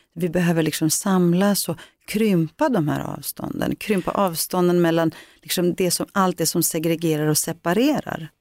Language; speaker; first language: Swedish; early bilingual, other home language; Greek